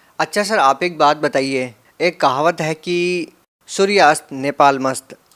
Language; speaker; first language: Hindi; native; Hindi